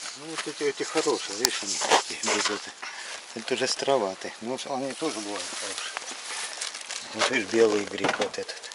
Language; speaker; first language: Russian; native; Russian